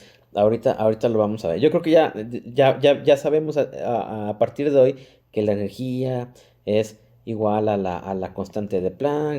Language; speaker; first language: Spanish; native; Spanish